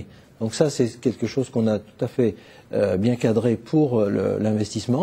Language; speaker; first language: French; native; French